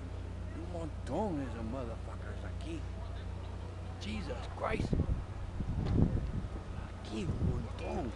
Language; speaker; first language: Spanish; non-native, fluent; English